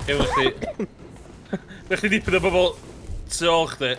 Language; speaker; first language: Welsh; native; Welsh